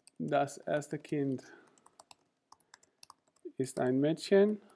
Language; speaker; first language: German; non-native, fluent; Spanish